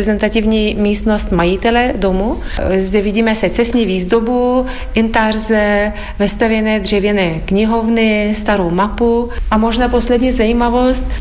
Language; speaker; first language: Czech; non-native, fluent; Lithuanian